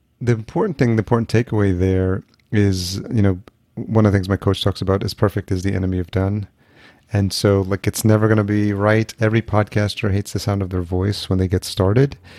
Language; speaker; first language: English; early bilingual, other home language; Spanish